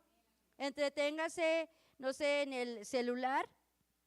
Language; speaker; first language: Spanish; native; Spanish